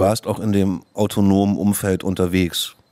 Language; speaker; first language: German; native; German